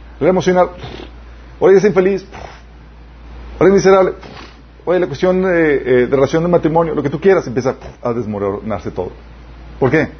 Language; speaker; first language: Spanish; native; Spanish